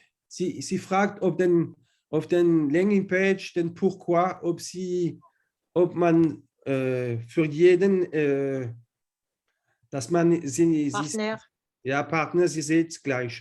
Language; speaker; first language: German; non-native, learner; French